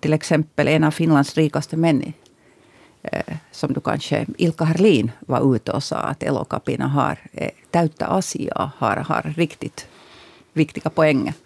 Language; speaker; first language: Swedish; native; Swedish